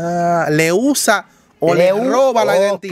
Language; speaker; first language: Spanish; native; Spanish